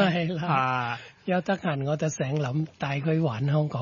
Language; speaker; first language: Cantonese; non-native, fluent; Thai